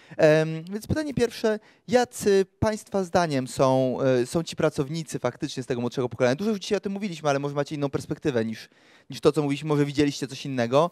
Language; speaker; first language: Polish; native; Polish